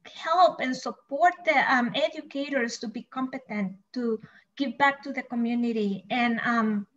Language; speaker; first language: English; non-native, fluent; Spanish